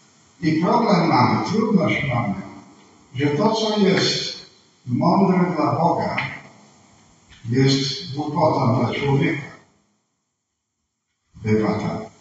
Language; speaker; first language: Polish; non-native, fluent; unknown